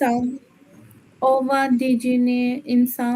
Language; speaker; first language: French; non-native, learner; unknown